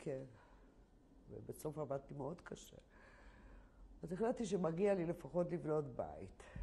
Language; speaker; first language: Hebrew; non-native, fluent; Polish